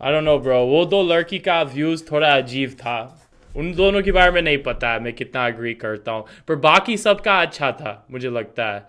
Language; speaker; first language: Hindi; non-native, fluent; English